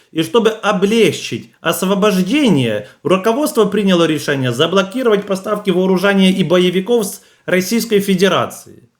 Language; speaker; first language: Russian; native; Russian